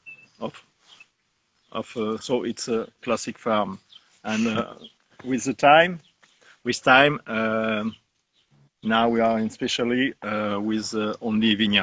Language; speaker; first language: English; non-native, learner; French